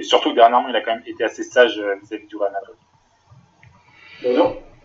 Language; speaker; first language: French; native; French